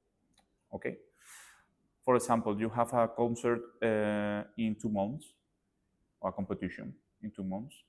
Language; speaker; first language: English; non-native, learner; Spanish